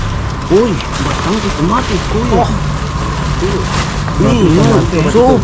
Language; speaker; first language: Spanish; non-native, learner; Filipino